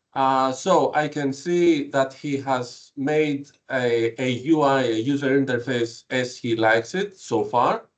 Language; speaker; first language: English; non-native, fluent; Greek